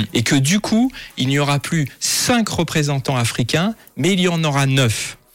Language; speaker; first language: French; native; French